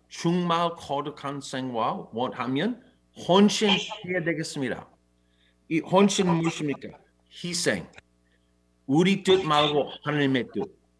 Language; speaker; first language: Korean; non-native, learner; English